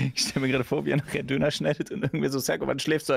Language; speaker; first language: German; native; German